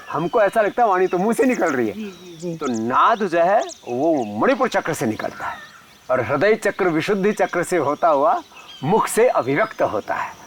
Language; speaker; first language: Hindi; native; Hindi